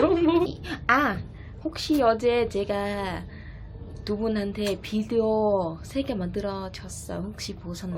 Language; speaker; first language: Korean; non-native, learner; Vietnamese